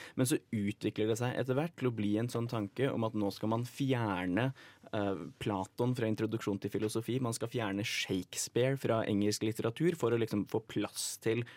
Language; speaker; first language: Norwegian; native; Norwegian